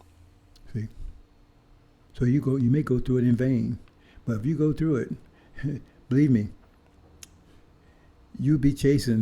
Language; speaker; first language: English; native; English